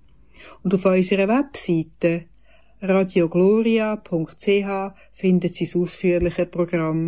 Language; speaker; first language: German; native; German